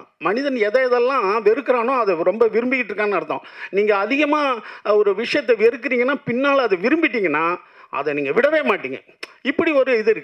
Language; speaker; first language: Tamil; native; Tamil